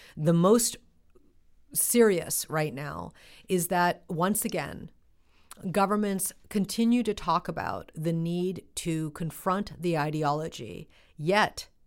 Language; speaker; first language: English; native; English